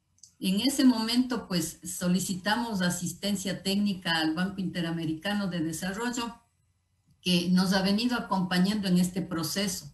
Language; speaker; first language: Spanish; native; Spanish